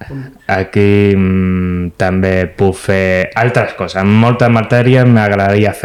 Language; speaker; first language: Catalan; non-native, local second language; Spanish